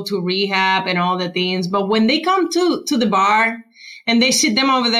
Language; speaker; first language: English; non-native, fluent; Spanish